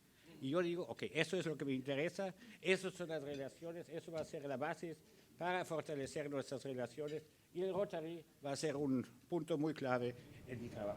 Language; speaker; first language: Spanish; early bilingual, other home language; German